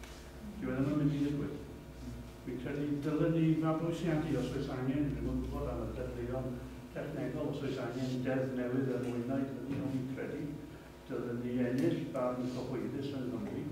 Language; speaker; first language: Welsh; native; Welsh